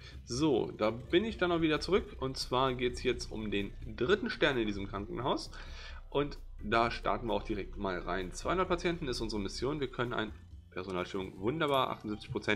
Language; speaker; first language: German; native; German